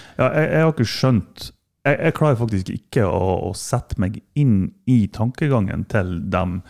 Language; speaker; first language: Norwegian; non-native, fluent; German